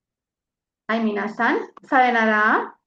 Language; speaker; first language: Japanese; non-native, fluent; Sinhala